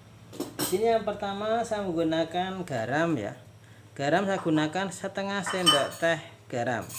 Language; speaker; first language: Indonesian; native; Indonesian